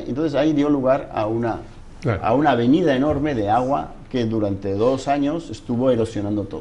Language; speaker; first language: Spanish; native; Spanish